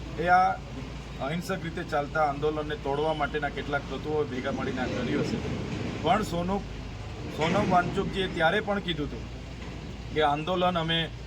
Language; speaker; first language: Gujarati; non-native, local second language; Vasavi